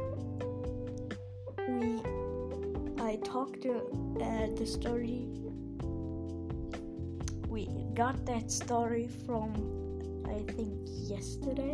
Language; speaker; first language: English; non-native, fluent; German